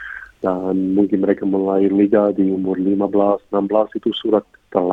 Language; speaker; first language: Indonesian; non-native, fluent; English